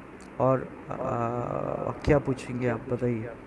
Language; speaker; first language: Hindi; non-native, fluent; Bangla